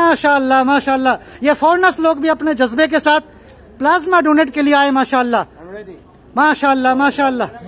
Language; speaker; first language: Hindi; native; Hindi